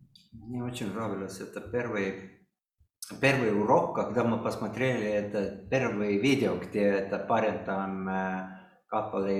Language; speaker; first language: Russian; non-native, local second language; Estonian